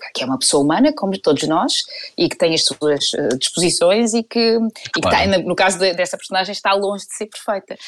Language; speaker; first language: Portuguese; native; Portuguese